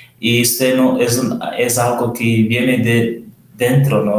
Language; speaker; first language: Spanish; non-native, learner; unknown